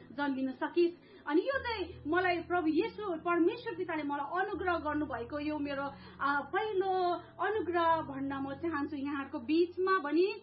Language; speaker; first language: Nepali; native; Nepali